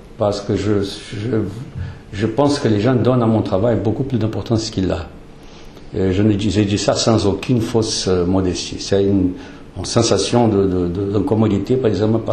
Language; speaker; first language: French; non-native, fluent; Portuguese